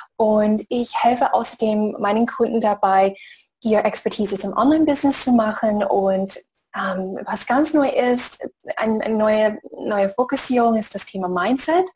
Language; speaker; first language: German; non-native, fluent; English